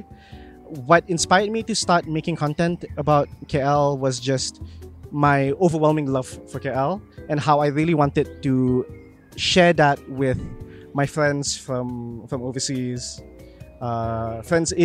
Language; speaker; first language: English; non-native, local second language; Malay